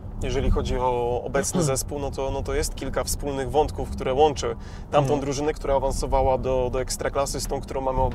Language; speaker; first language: Polish; native; Polish